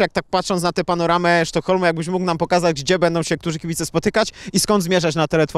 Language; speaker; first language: Polish; native; Polish